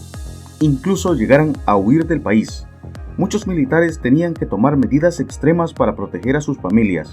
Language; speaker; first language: Spanish; native; Spanish